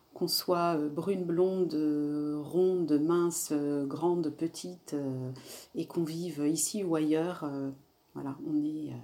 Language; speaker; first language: French; native; French